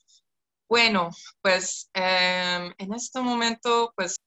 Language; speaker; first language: Spanish; non-native, fluent; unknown